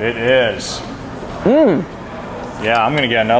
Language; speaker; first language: English; native; English